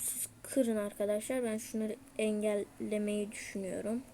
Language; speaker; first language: Turkish; native; Turkish